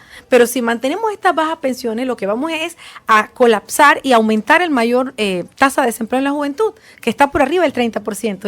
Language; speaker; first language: Spanish; native; Spanish